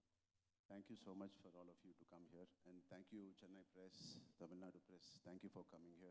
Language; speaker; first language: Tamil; non-native, local second language; Telugu